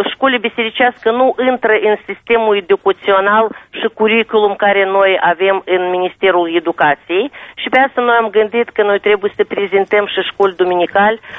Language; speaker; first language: Romanian; non-native, local second language; Russian